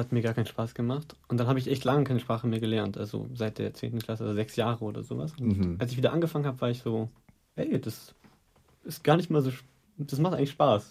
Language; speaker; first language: German; native; German